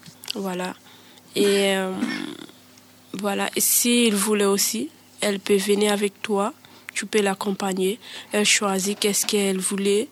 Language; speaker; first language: French; non-native, learner; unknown